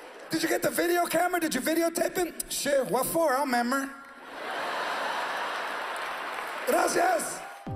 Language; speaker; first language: English; early bilingual, other home language; Spanish